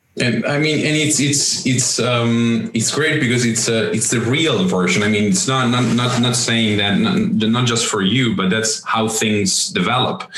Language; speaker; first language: English; non-native, fluent; Italian